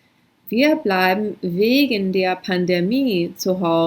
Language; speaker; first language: German; non-native, fluent; English